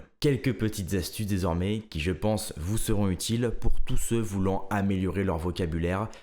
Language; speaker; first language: French; native; French